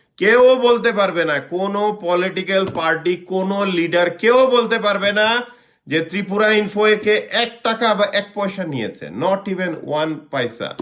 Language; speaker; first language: Bangla; native; Bangla